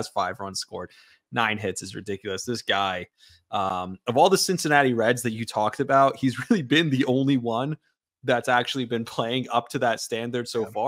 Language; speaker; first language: English; native; English